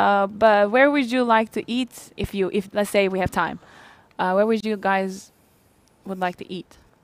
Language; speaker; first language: English; non-native, fluent; Turkish